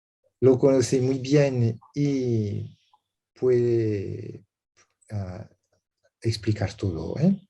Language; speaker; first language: Spanish; non-native, learner; French